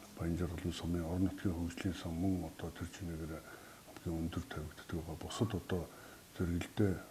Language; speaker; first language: Mongolian; native; Mongolian